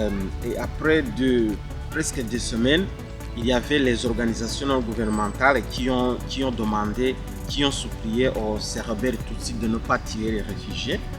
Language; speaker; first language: French; non-native, local second language; Kinyarwanda